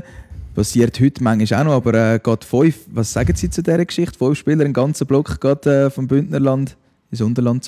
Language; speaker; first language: German; native; German